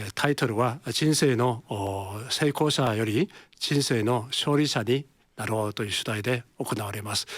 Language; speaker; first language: Japanese; non-native, fluent; Korean